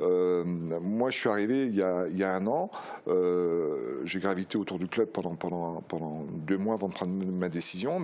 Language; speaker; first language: French; native; French